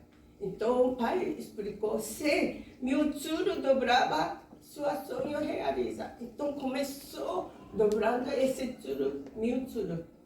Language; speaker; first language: Portuguese; non-native, learner; Japanese